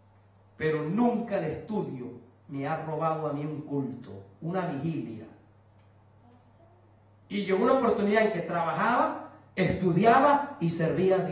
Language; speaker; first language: Spanish; native; Spanish